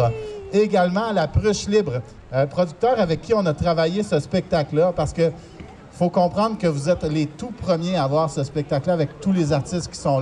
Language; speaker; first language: French; native; French